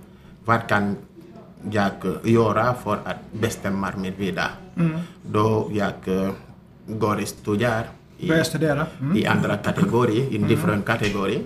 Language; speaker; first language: Swedish; non-native, learner; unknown